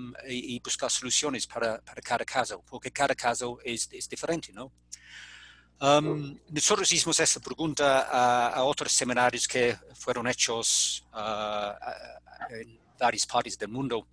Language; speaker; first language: Spanish; non-native, fluent; English